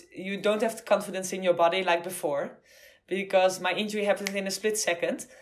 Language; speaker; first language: English; non-native, fluent; Dutch